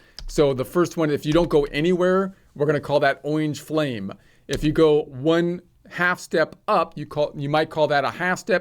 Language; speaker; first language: English; native; English